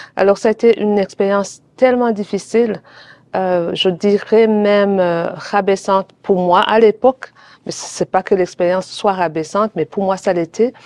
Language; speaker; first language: French; non-native, local second language; Rundi